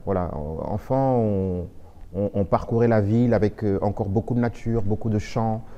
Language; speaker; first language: French; non-native, local second language; Wolof